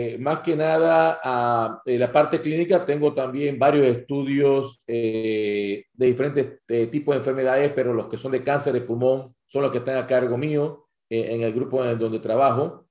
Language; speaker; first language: Spanish; native; Spanish